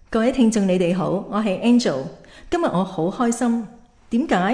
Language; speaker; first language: Chinese; native; Chinese